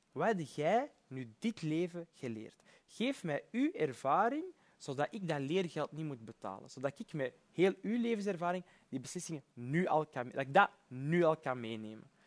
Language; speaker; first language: Dutch; early bilingual, other home language; Berber languages